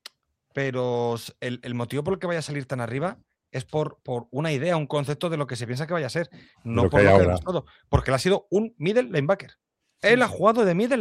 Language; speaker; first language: Spanish; native; Spanish